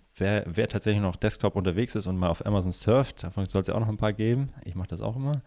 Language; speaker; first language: German; native; German